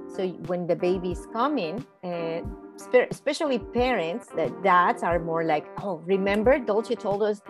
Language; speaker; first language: English; non-native, fluent; Spanish